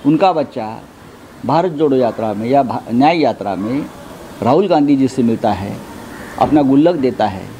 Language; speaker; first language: Hindi; non-native, local second language; Marathi